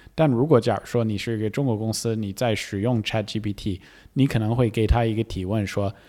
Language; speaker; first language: Chinese; non-native, fluent; English